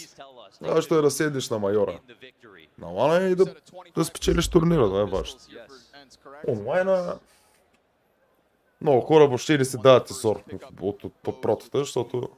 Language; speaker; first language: Bulgarian; native; Bulgarian